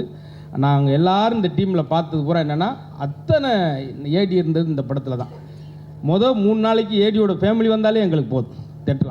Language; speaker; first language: Tamil; native; Tamil